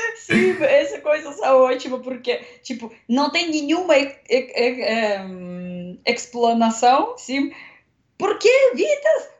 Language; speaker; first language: Portuguese; non-native, learner; Russian